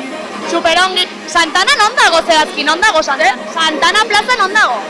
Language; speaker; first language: Basque; native; Basque